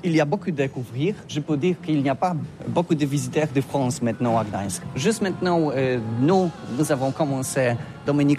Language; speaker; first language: French; non-native, learner; Polish